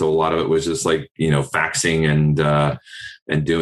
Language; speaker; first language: English; native; English